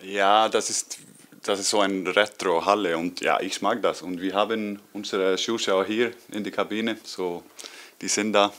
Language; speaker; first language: German; non-native, learner; Icelandic